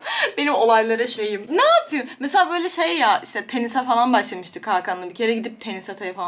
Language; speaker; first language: Turkish; native; Turkish